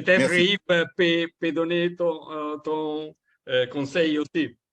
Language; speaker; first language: French; non-native, learner; Italian